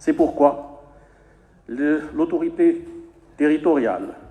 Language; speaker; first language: French; non-native, local second language; Arabic